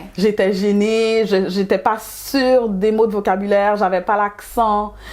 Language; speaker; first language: French; early bilingual, other home language; Haitian Creole